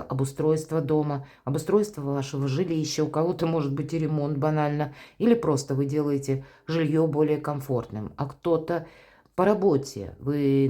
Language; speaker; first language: Russian; native; Russian